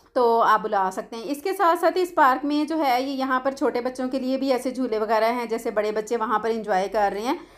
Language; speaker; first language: Urdu; non-native, local second language; Punjabi